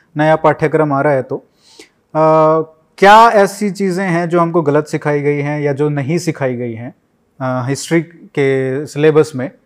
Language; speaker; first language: Hindi; native; Hindi